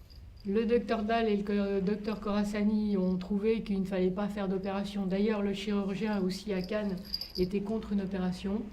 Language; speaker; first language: French; native; French